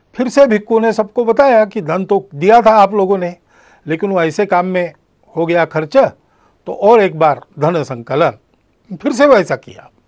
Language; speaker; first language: Hindi; non-native, local second language; Marathi